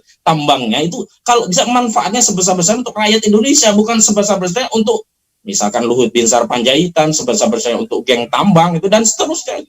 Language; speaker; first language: Indonesian; native; Indonesian